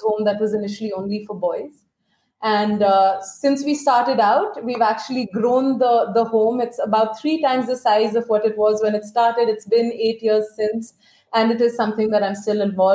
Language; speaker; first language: English; non-native, local second language; Hindi